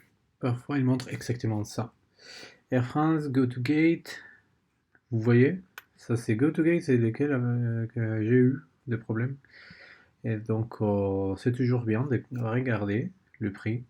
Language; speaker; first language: French; non-native, learner; Spanish